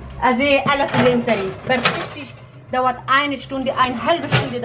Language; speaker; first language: German; non-native, learner; Kurdish